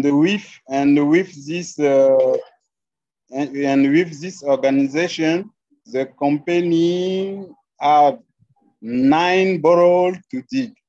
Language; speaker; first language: English; non-native, learner; French